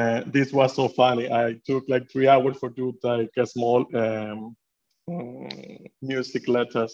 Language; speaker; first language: English; non-native, fluent; Spanish